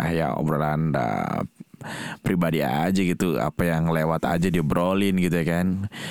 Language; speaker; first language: Indonesian; non-native, local second language; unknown